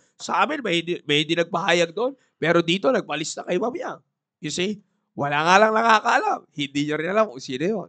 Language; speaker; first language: Filipino; native; Filipino